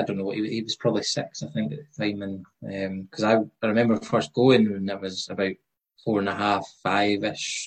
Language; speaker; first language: English; native; English